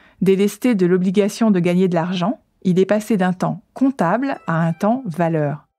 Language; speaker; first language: French; native; French